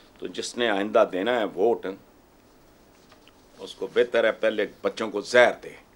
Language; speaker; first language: Urdu; non-native, local second language; Punjabi